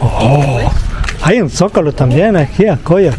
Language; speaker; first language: Spanish; non-native, fluent; Italian